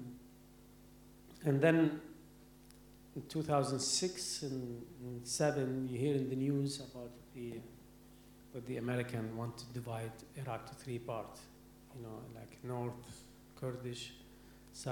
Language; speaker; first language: English; non-native, learner; Arabic